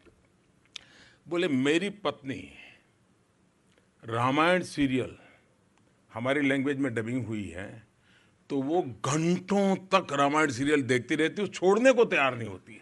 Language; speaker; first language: Hindi; non-native, local second language; Gujarati